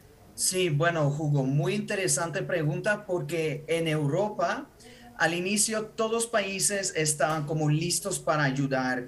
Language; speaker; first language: Spanish; non-native, fluent; Ukrainian